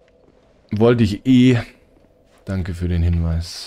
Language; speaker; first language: German; native; German